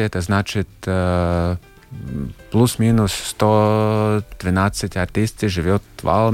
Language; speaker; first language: Russian; non-native, local second language; Latvian